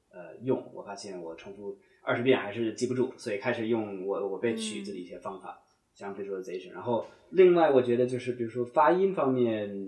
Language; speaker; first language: Chinese; non-native, fluent; English